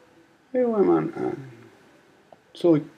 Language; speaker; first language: Japanese; non-native, learner; English